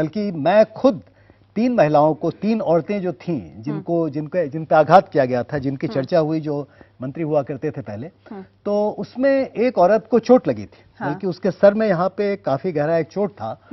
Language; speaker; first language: Hindi; native; Hindi